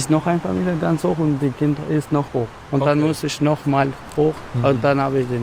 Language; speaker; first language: German; non-native, learner; Albanian